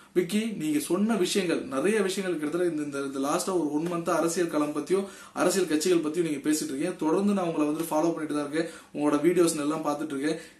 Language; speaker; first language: Tamil; non-native, local second language; Telugu